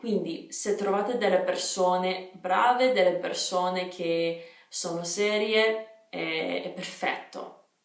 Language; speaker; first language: Italian; non-native, fluent; English